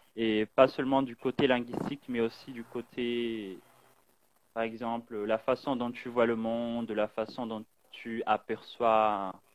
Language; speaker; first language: French; non-native, fluent; Portuguese